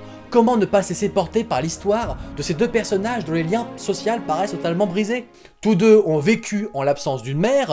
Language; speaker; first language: French; native; French